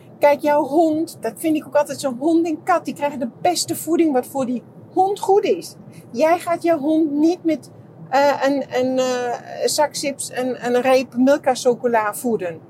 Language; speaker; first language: Dutch; non-native, fluent; Czech